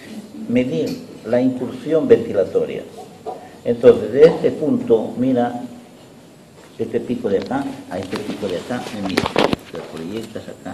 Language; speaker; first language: Spanish; native; Spanish